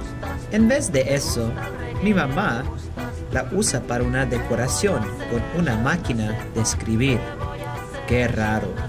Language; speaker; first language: Spanish; non-native, learner; English